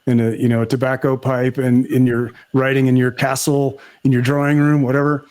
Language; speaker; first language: English; native; English